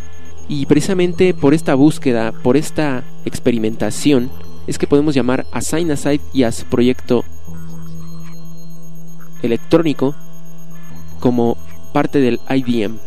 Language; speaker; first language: Spanish; native; Spanish